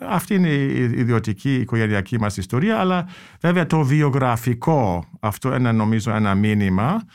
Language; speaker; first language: Greek; non-native, fluent; German